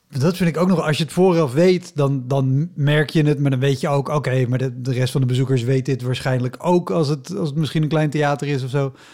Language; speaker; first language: Dutch; native; Dutch